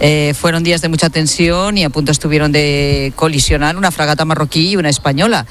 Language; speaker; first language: Spanish; native; Spanish